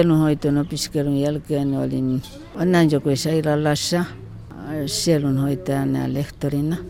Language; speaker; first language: Finnish; non-native, fluent; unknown